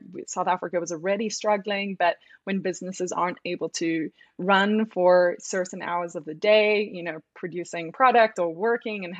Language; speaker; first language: English; native; English